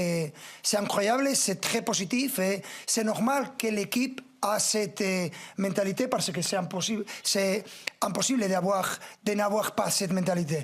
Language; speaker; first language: French; non-native, fluent; Spanish